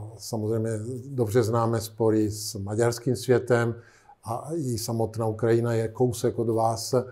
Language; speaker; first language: Czech; non-native, fluent; Italian